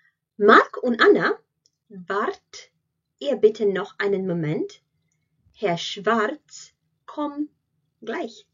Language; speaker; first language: German; non-native, fluent; Latvian